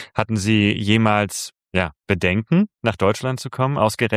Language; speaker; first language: German; native; German